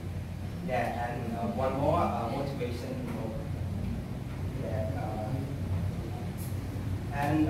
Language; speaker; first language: English; non-native, learner; Khmer